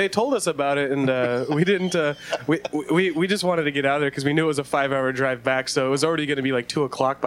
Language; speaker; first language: English; native; English